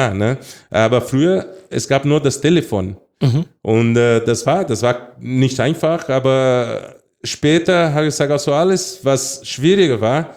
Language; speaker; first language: German; non-native, fluent; Portuguese